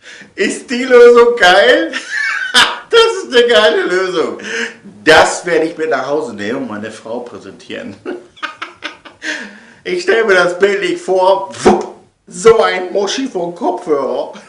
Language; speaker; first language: German; native; German